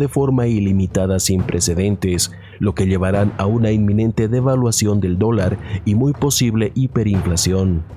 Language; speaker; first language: Spanish; native; Spanish